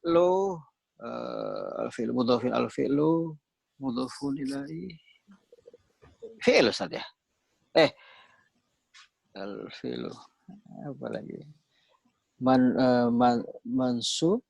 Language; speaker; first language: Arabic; non-native, learner; Indonesian